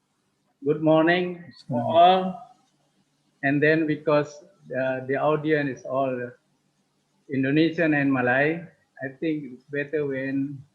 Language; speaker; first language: English; non-native, fluent; Indonesian